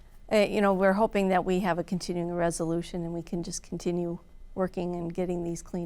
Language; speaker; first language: English; native; English